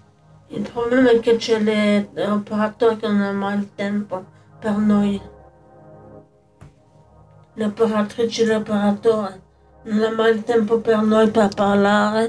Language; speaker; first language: Italian; non-native, learner; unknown